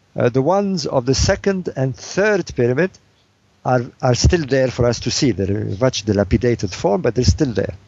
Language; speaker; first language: English; non-native, fluent; Arabic